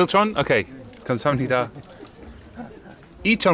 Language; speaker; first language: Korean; non-native, learner; English